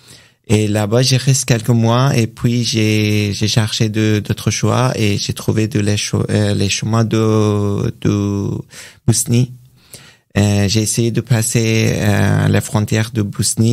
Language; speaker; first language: French; non-native, learner; Persian